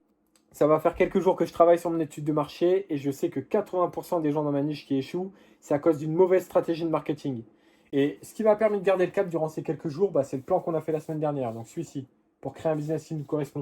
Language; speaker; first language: French; native; French